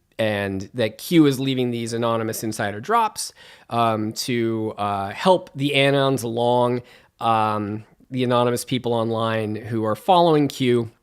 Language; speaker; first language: English; native; English